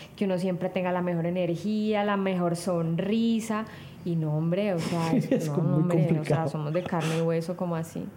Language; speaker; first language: Spanish; native; Spanish